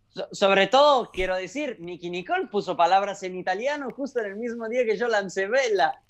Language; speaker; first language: Spanish; non-native, fluent; Italian